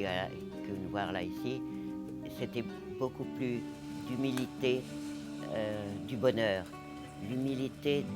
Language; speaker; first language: French; non-native, local second language; Morisyen